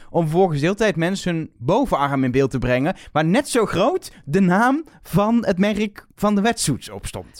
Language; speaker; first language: Dutch; native; Dutch